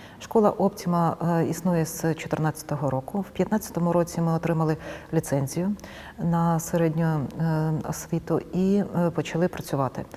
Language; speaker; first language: Ukrainian; non-native, local second language; Russian